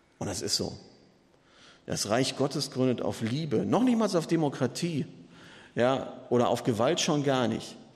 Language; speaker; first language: German; native; German